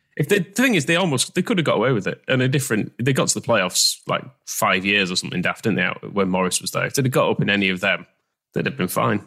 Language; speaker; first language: English; native; English